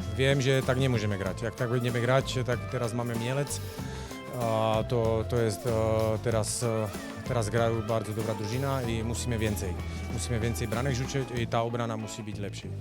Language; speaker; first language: Polish; native; Polish